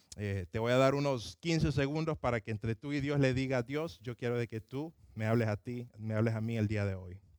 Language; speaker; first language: Spanish; early bilingual, other home language; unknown